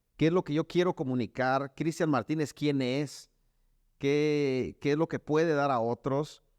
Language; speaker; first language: Spanish; native; Spanish